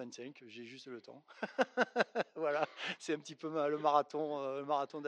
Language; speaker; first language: French; native; French